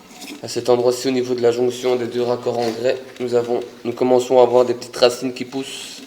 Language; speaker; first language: French; native; French